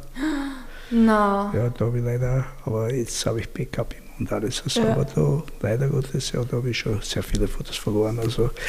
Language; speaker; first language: German; native; German